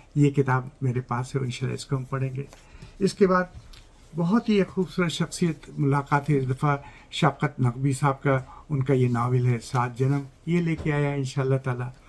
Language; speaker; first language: Urdu; native; Urdu